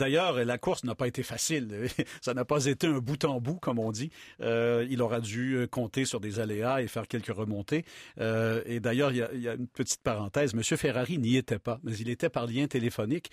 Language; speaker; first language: French; native; French